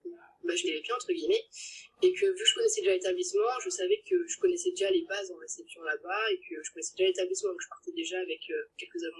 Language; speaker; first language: French; native; French